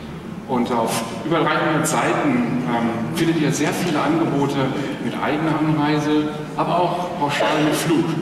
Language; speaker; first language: German; native; German